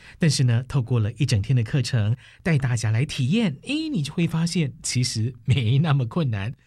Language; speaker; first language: Chinese; native; Chinese